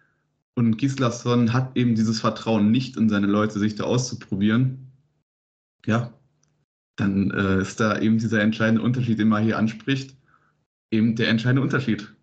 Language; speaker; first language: German; native; German